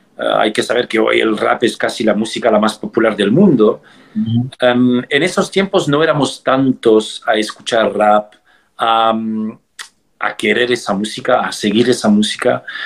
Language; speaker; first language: Spanish; early bilingual, heritage; Spanish